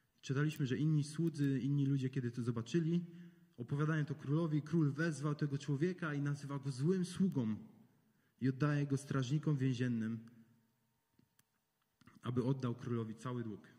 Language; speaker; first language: Polish; native; Polish